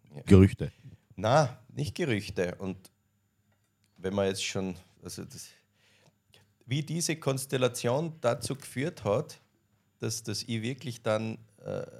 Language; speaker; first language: German; native; German